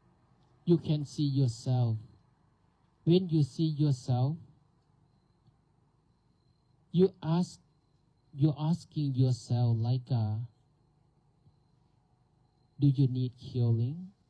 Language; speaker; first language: English; non-native, learner; Thai